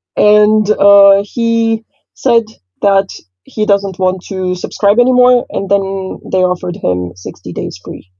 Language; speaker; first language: English; non-native, fluent; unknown